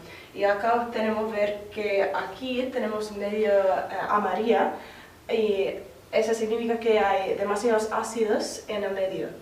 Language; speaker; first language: Spanish; non-native, learner; English